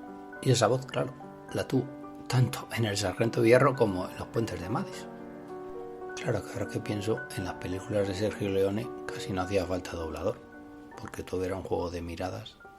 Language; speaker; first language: Spanish; native; Spanish